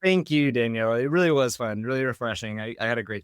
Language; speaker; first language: English; native; English